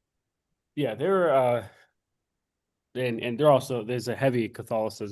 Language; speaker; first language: English; native; English